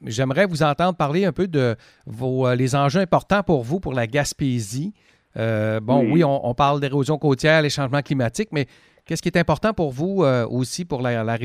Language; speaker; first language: French; native; French